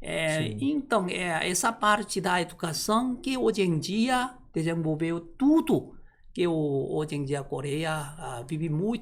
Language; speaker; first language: Portuguese; non-native, learner; Korean